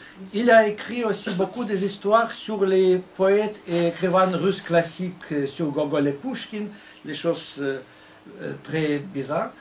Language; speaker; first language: French; non-native, fluent; Russian